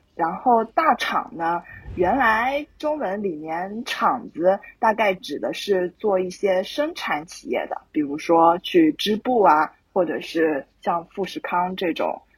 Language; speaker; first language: Chinese; native; Chinese